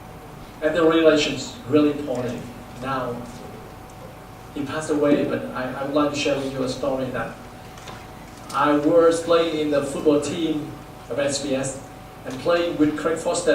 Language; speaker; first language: English; non-native, fluent; Vietnamese